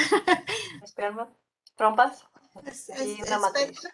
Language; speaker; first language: Spanish; non-native, fluent; English